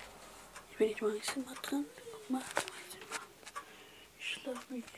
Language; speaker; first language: German; non-native, learner; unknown